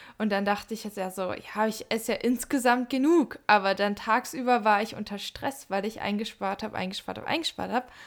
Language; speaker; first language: German; native; German